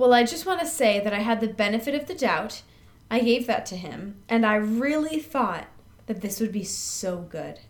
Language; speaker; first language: English; native; English